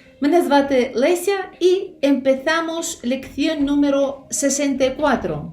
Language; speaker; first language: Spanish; non-native, fluent; Ukrainian